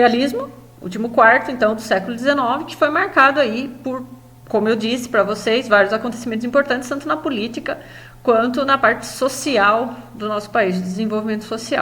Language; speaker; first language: Portuguese; native; Portuguese